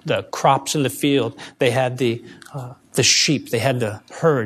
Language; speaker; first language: English; native; English